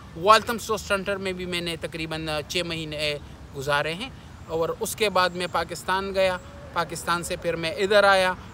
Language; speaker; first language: Urdu; non-native, local second language; Pashto